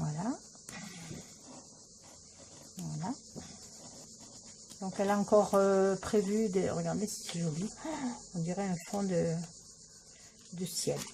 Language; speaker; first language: French; native; French